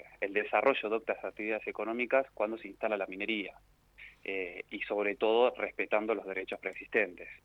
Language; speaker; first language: Spanish; native; Spanish